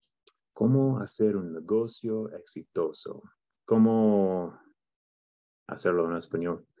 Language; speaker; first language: Spanish; non-native, learner; English